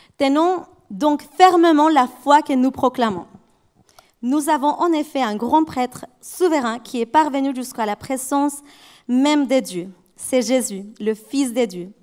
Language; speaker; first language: French; non-native, fluent; Spanish